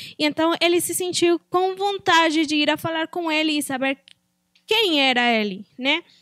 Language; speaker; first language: Portuguese; non-native, fluent; Spanish